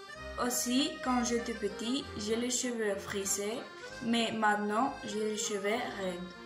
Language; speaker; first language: French; non-native, learner; Spanish